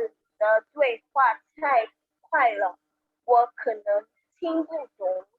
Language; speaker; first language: Chinese; non-native, learner; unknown